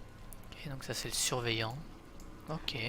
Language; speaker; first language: French; native; French